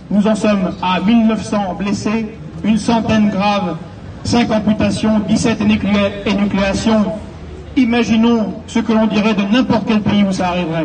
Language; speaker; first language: French; native; French